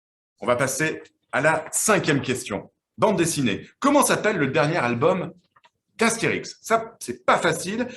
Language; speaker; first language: French; native; French